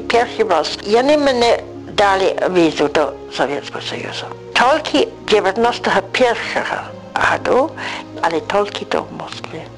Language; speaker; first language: Ukrainian; early bilingual, heritage; English